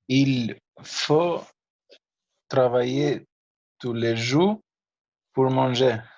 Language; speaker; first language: French; non-native, learner; Albanian